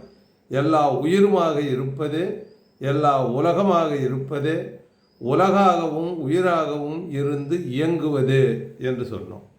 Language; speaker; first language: Tamil; native; Tamil